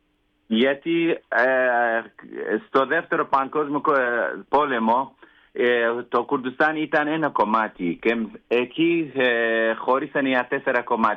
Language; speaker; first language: Greek; non-native, learner; Kurdish